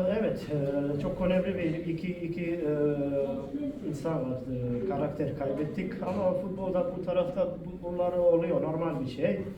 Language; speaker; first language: Turkish; non-native, fluent; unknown